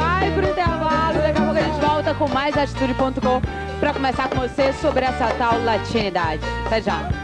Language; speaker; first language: Portuguese; native; Portuguese